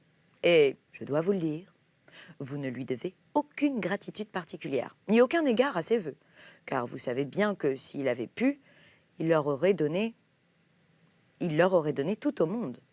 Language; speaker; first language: French; native; French